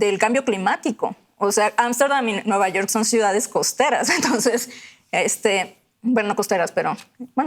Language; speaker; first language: Spanish; native; Spanish